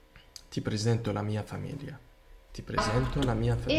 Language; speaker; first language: Italian; non-native, learner; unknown